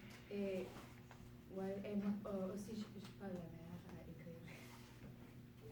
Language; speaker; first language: French; non-native, local second language; English